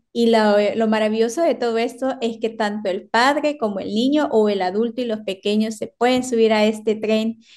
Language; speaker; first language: Spanish; native; Spanish